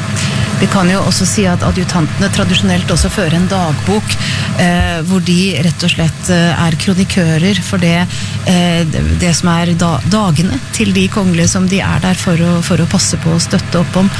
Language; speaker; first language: Norwegian; native; Norwegian